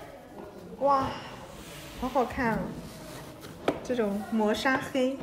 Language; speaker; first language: Chinese; native; Chinese